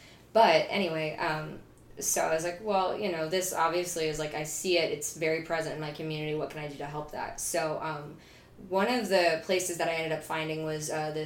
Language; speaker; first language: English; native; English